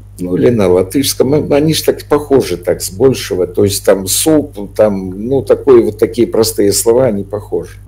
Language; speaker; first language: Russian; native; Russian